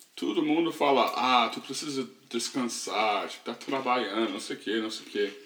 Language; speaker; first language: Portuguese; non-native, learner; English